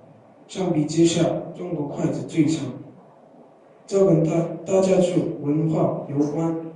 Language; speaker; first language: Chinese; non-native, learner; Korean